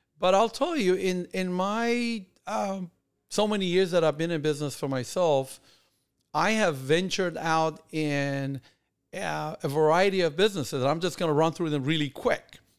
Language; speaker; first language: English; non-native, fluent; Persian